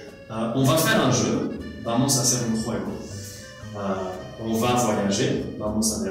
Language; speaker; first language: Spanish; non-native, fluent; French